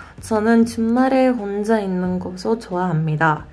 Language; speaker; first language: Korean; non-native, learner; English